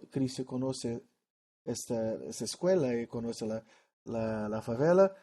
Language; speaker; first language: Spanish; non-native, learner; Portuguese